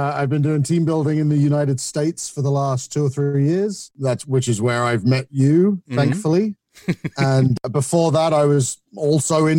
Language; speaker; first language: English; native; English